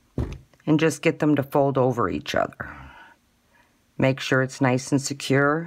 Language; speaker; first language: English; native; English